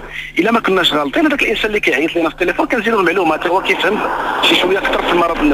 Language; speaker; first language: Arabic; native; Arabic